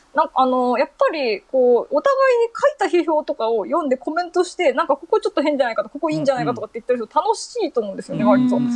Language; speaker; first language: Japanese; native; Japanese